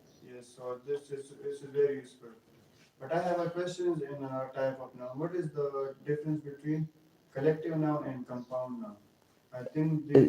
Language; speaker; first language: English; non-native, learner; Pashto